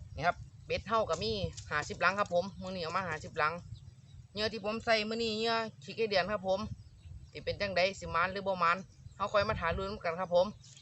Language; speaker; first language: Thai; native; Thai